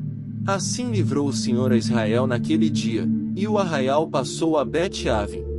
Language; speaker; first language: Portuguese; native; Portuguese